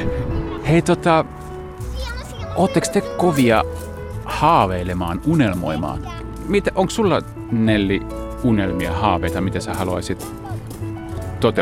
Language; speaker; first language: Finnish; native; Finnish